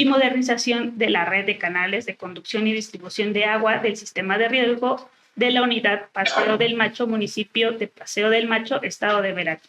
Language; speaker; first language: Spanish; native; Spanish